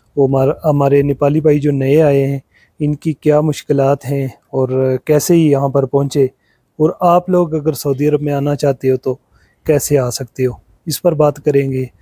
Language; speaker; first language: Urdu; non-native, local second language; Punjabi